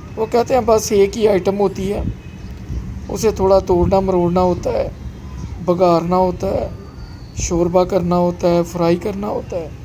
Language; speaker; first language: Urdu; non-native, local second language; Punjabi